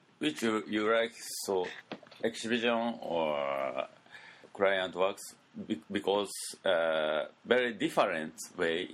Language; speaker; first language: English; non-native, learner; Japanese